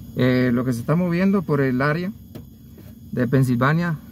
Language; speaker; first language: Spanish; native; Spanish